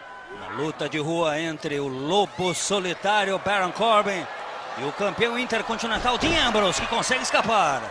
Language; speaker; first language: Portuguese; native; Portuguese